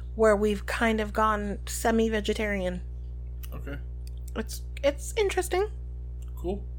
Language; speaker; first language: English; early bilingual, other home language; Spanish